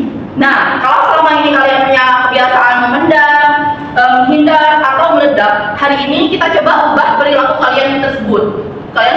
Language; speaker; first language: Indonesian; native; Indonesian